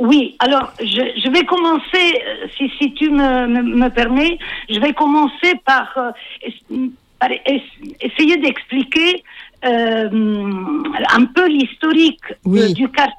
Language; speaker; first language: French; non-native, fluent; Italian